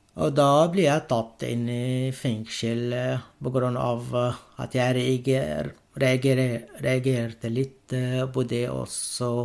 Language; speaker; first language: Norwegian; non-native, fluent; Arabic